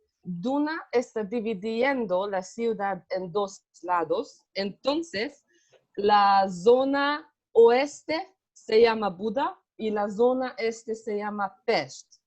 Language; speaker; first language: Spanish; non-native, learner; Hungarian